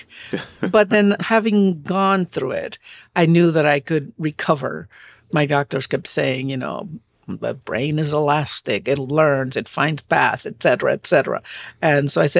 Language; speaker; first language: English; non-native, fluent; Spanish